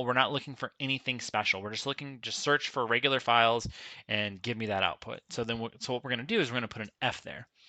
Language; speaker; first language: English; native; English